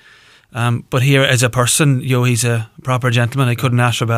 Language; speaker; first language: English; native; English